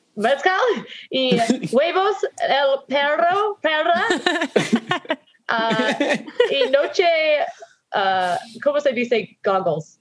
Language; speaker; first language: Spanish; non-native, learner; English